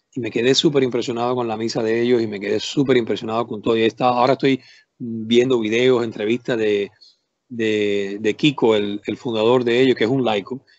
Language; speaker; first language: Spanish; native; Spanish